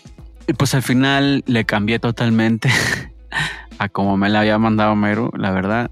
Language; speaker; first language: Spanish; native; Spanish